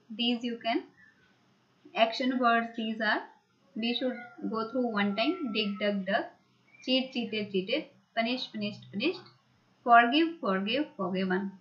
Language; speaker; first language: English; non-native, local second language; Hindi